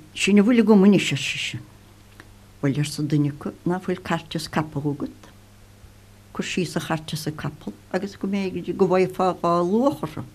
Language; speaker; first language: Irish; native; Irish